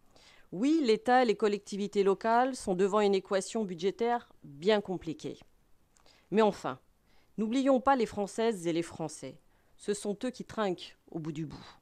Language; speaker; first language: French; native; French